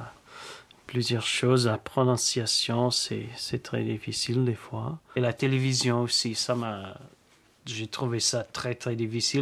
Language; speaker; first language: French; non-native, fluent; English